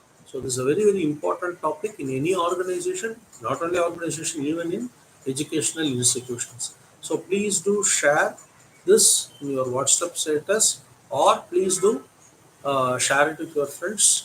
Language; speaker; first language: English; non-native, local second language; Tamil